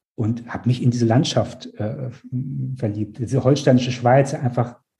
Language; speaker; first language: German; native; German